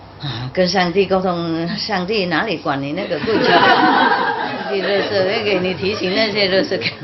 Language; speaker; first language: Chinese; non-native, fluent; Vietnamese